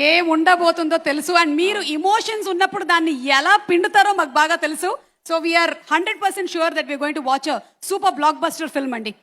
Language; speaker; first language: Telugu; native; Telugu